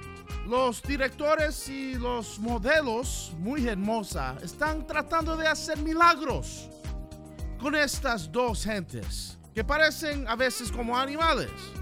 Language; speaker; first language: Spanish; early bilingual, heritage; Spanish